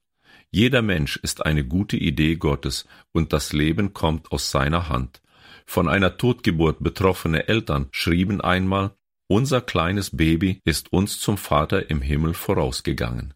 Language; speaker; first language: German; native; German